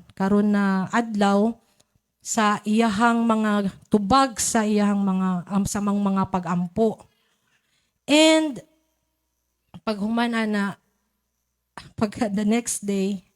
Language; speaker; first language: Cebuano; native; Cebuano